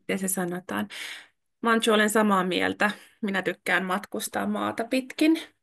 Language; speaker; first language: Finnish; native; Finnish